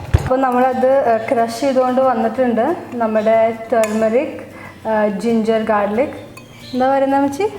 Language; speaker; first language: Malayalam; early bilingual, heritage; Malayalam